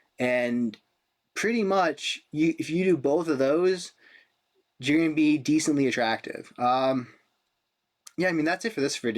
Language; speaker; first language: English; native; English